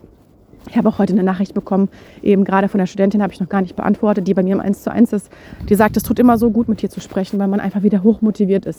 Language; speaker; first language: German; native; German